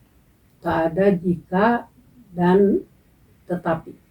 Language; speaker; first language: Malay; non-native, local second language; Sundanese